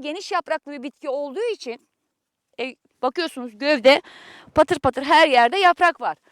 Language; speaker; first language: Turkish; native; Turkish